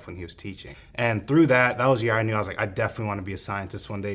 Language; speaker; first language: English; native; English